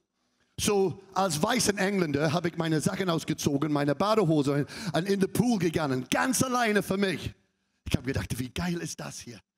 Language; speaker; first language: German; non-native, fluent; English